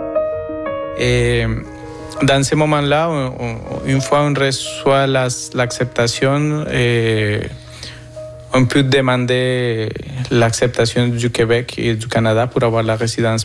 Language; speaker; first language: French; non-native, fluent; Spanish